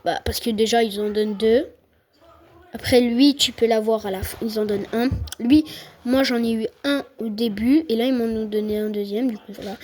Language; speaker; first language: French; native; French